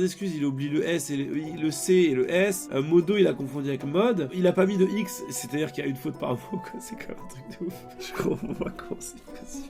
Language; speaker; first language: French; native; French